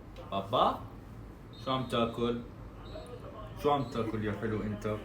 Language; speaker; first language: Arabic; native; Arabic